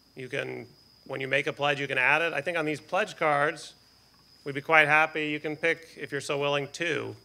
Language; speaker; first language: English; native; English